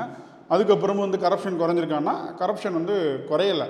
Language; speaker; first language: Tamil; native; Tamil